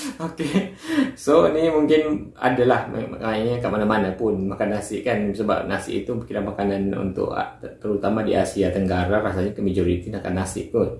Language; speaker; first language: Malay; native; Malay